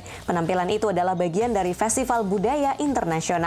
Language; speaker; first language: Indonesian; native; Indonesian